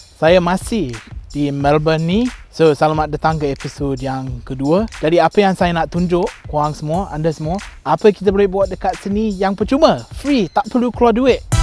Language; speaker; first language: Malay; non-native, fluent; English